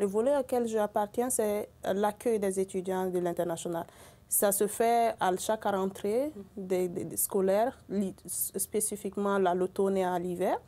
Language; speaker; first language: French; non-native, local second language; Bambara